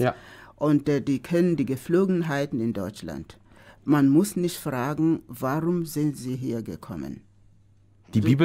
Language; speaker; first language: German; non-native, fluent; Igbo